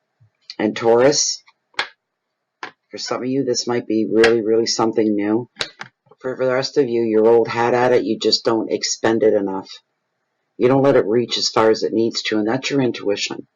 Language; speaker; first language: English; native; English